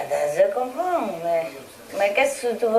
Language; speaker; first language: French; non-native, fluent; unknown